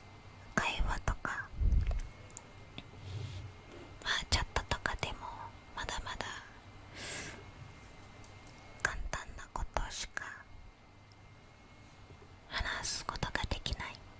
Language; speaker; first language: Japanese; non-native, fluent; Indonesian